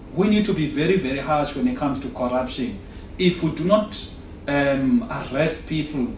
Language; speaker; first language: English; non-native, local second language; Xhosa